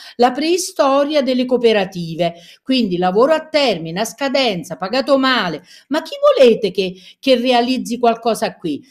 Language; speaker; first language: Italian; native; Italian